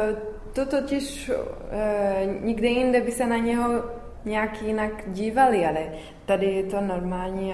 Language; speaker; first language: Czech; early bilingual, heritage; Arabic